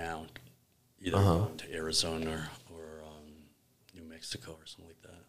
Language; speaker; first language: English; native; English